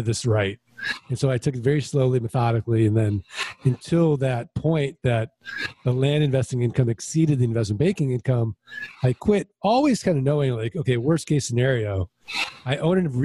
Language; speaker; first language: English; native; English